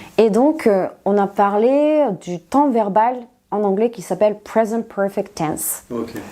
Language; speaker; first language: French; non-native, fluent; Serbian